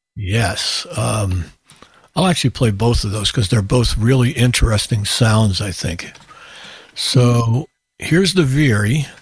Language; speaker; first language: English; native; English